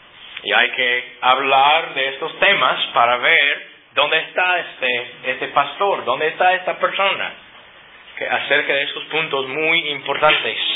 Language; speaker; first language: Spanish; non-native, fluent; English